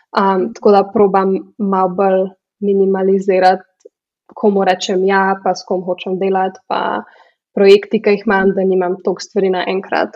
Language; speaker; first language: Slovenian; early bilingual, heritage; Slovenian